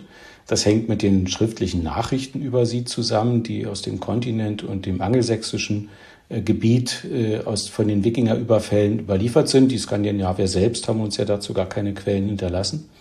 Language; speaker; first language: German; native; German